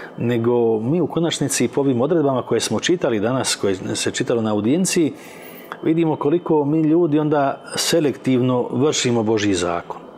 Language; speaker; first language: Croatian; native; Croatian